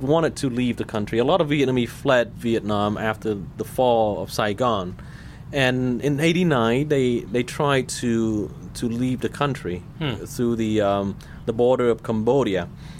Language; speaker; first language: English; non-native, fluent; Vietnamese